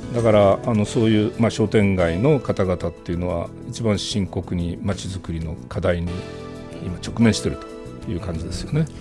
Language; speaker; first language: Japanese; native; Japanese